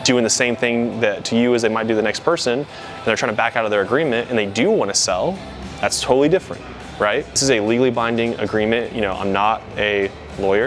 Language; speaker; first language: English; native; English